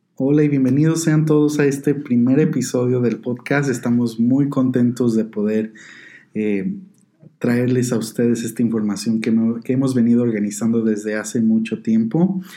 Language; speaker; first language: Spanish; native; Spanish